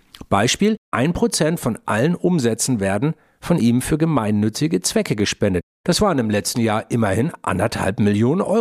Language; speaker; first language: German; native; German